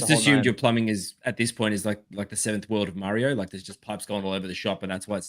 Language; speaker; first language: English; native; English